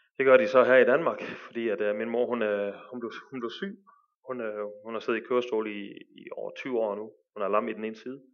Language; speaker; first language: Danish; early bilingual, other home language; Arabic